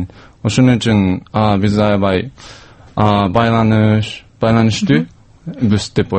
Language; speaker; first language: Kyrgyz; non-native, learner; Japanese